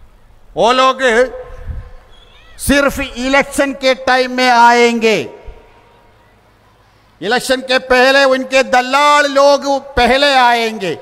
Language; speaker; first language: Hindi; non-native, local second language; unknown